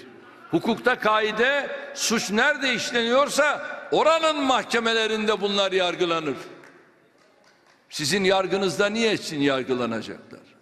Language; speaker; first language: Turkish; native; Turkish